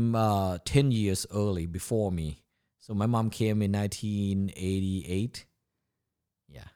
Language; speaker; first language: English; non-native, learner; Thai